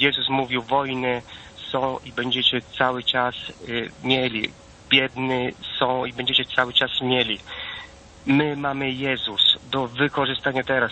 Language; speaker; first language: Polish; non-native, fluent; Italian